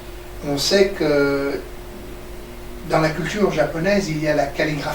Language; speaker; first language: French; native; French